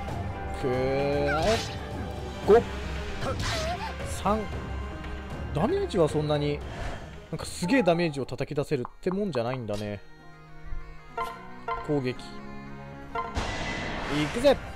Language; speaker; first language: Japanese; native; Japanese